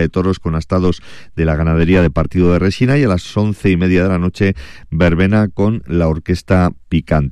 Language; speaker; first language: Spanish; native; Spanish